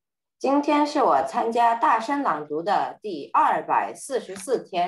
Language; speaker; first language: Chinese; early bilingual, heritage; Chinese